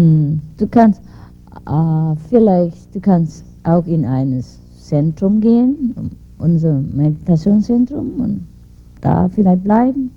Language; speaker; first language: German; non-native, learner; Vietnamese